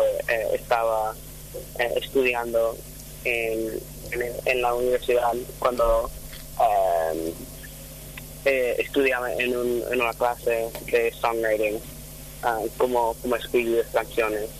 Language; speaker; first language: Spanish; non-native, fluent; English